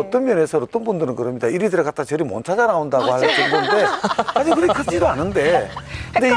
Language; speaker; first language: Korean; native; Korean